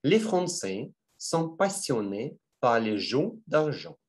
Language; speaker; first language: French; non-native, fluent; Russian